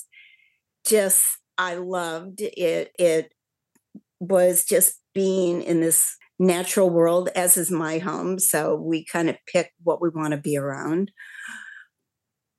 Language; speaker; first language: English; native; English